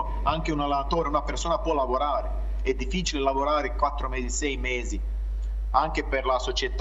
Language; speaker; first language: Italian; non-native, fluent; Croatian